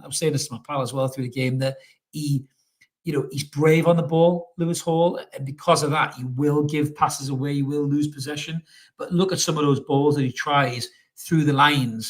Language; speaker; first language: English; native; English